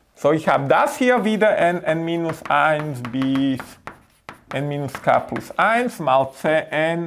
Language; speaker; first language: German; non-native, fluent; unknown